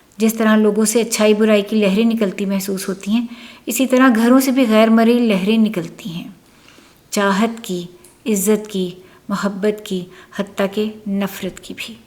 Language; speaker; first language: Urdu; native; Urdu